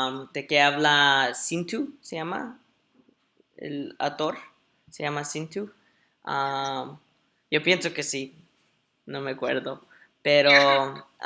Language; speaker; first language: Spanish; early bilingual, heritage; Spanish